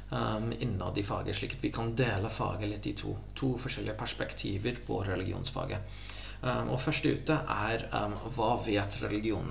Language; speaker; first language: Norwegian; non-native, fluent; English